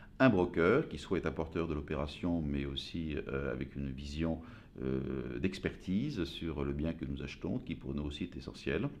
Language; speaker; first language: French; native; French